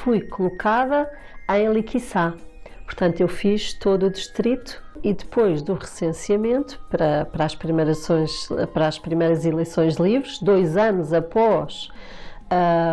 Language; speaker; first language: Portuguese; native; Portuguese